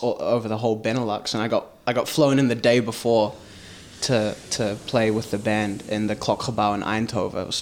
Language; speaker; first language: English; native; English